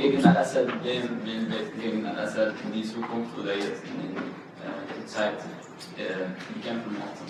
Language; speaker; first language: German; non-native, learner; Arabic